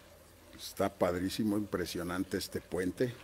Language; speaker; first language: Spanish; native; Spanish